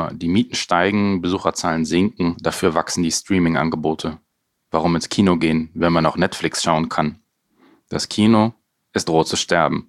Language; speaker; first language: German; native; German